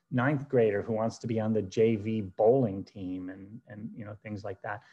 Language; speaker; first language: English; native; English